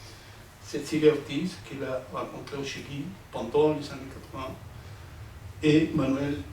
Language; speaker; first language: French; non-native, fluent; Spanish